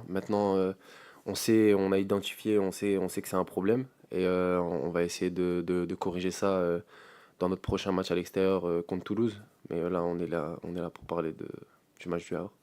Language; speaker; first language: French; native; French